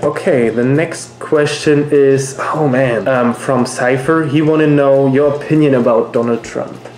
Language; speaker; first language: English; non-native, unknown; German